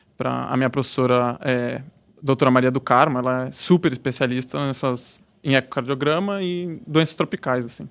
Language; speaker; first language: Portuguese; native; Portuguese